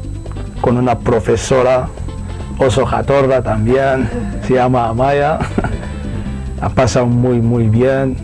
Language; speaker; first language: Spanish; non-native, learner; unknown